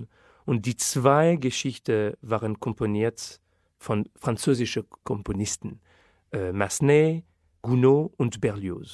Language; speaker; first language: German; non-native, fluent; French